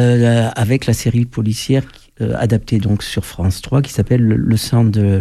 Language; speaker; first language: French; native; French